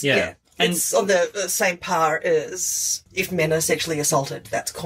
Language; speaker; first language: English; native; English